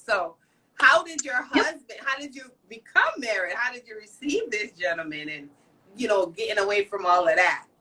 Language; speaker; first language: English; native; English